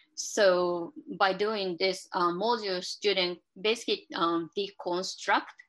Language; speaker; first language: English; non-native, fluent; Japanese